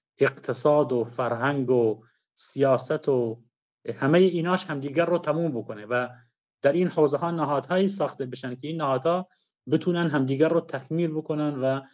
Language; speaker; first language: Persian; non-native, local second language; Kurdish